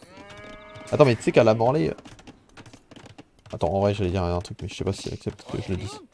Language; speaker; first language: French; native; French